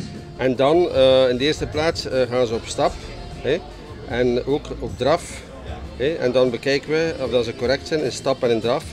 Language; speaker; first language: Dutch; native; Dutch